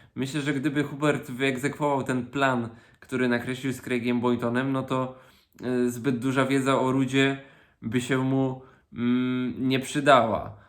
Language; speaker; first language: Polish; native; Polish